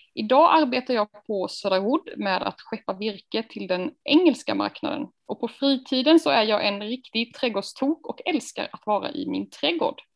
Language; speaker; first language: Swedish; native; Swedish